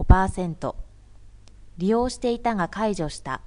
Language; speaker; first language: Japanese; native; Japanese